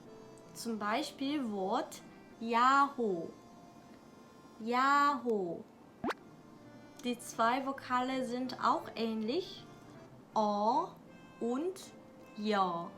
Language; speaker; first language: German; non-native, learner; Korean